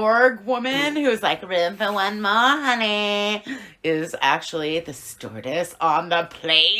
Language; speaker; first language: English; native; English